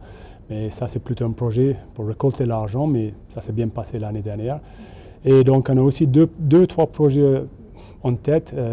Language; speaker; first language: French; non-native, fluent; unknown